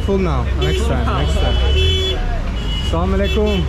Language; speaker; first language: English; non-native, fluent; Azerbaijani